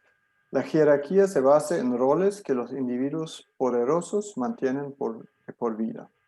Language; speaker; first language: Spanish; non-native, fluent; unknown